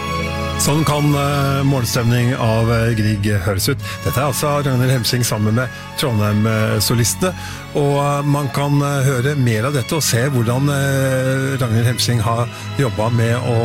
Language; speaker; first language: Norwegian; native; Norwegian